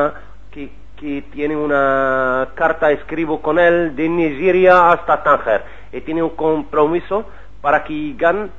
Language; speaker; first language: Spanish; non-native, learner; Arabic